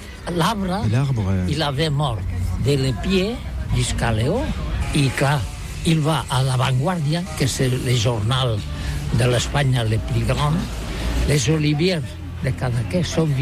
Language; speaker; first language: French; non-native, learner; Catalan